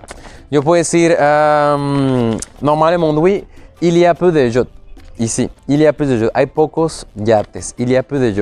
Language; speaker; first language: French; non-native, fluent; Spanish